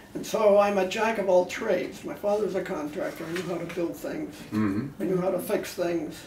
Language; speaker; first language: English; native; English